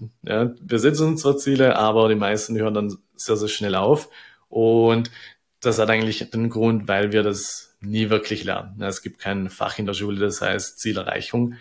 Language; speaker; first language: German; native; German